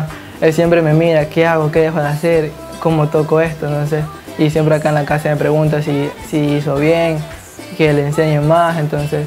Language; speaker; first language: Spanish; native; Spanish